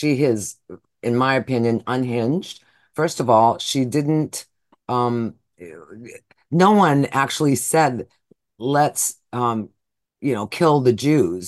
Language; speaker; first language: English; native; English